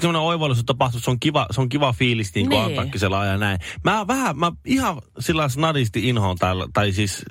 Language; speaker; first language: Finnish; native; Finnish